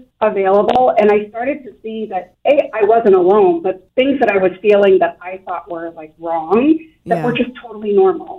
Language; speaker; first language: English; native; English